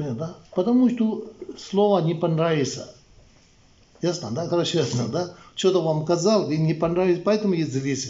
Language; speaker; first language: Russian; non-native, learner; Tibetan